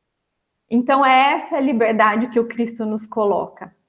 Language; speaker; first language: Portuguese; native; Portuguese